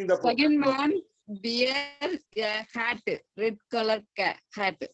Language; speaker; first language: English; non-native, learner; Tamil